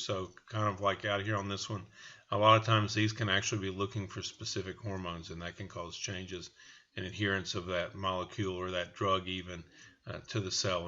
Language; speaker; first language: English; native; English